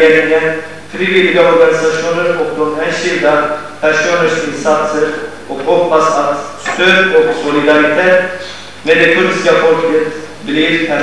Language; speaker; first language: Swedish; non-native, fluent; Kurdish